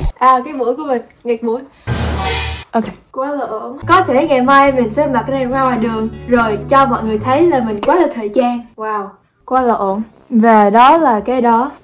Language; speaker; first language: Vietnamese; early bilingual, other home language; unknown